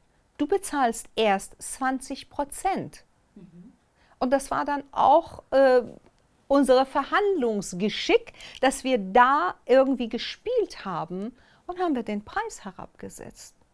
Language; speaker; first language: German; non-native, fluent; Persian